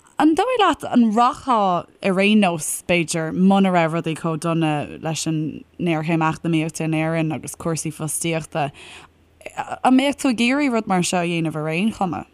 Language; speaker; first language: Irish; native; Irish